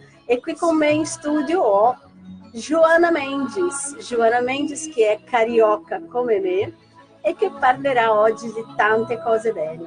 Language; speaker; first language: Italian; non-native, fluent; Portuguese